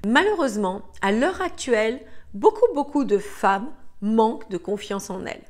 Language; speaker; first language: French; native; French